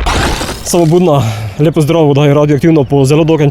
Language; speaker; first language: Slovenian; native; Slovenian